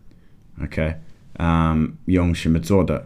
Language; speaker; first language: Chinese; non-native, fluent; English